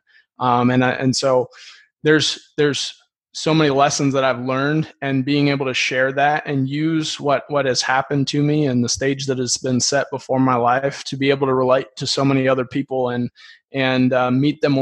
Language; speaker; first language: English; native; English